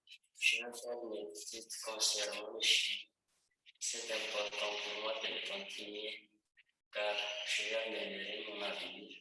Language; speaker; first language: French; non-native, local second language; Malagasy